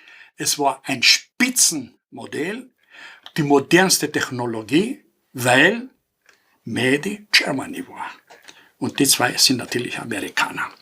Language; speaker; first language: German; non-native, fluent; Greek